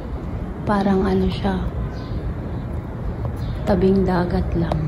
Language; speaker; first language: Filipino; native; Filipino